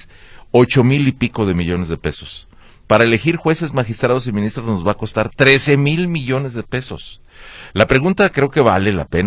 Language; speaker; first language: Spanish; native; Spanish